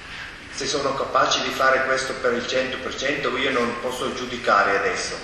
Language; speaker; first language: Italian; non-native, local second language; German